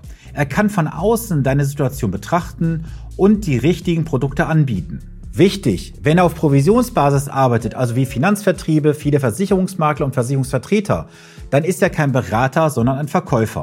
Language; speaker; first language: German; native; German